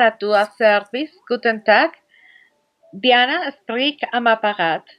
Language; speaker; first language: German; non-native, learner; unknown